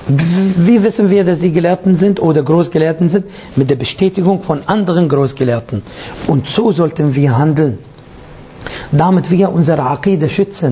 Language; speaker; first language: German; non-native, fluent; Arabic